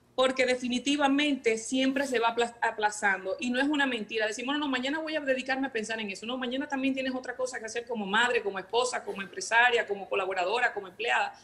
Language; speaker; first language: Spanish; native; Spanish